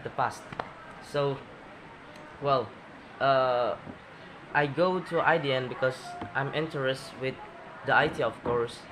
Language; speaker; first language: English; non-native, learner; Indonesian